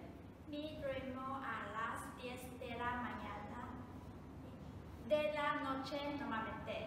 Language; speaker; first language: Spanish; non-native, learner; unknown